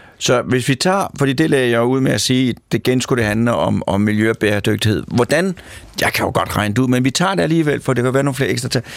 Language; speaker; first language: Danish; native; Danish